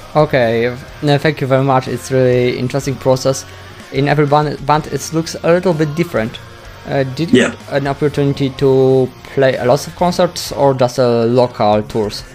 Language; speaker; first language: English; non-native, fluent; Polish